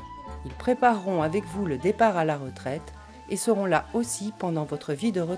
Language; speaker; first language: French; native; French